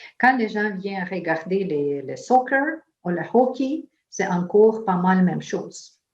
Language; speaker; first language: French; non-native, fluent; Ukrainian